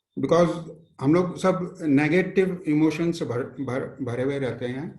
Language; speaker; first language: Hindi; non-native, local second language; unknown